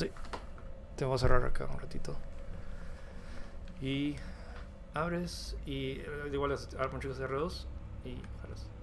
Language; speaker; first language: Spanish; native; Spanish